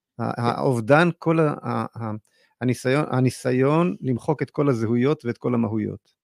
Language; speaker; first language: Hebrew; native; Hebrew